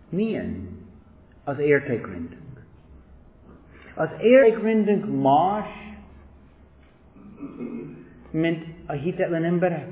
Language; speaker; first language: Hungarian; non-native, fluent; English